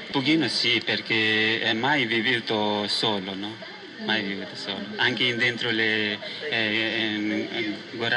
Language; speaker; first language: Italian; non-native, learner; Nepali